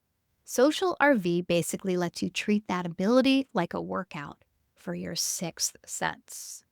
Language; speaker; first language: English; native; English